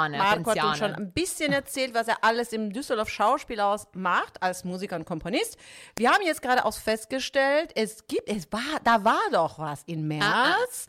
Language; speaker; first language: German; non-native, fluent; Italian